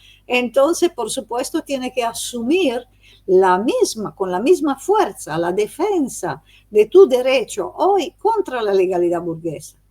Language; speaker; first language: Spanish; non-native, fluent; Italian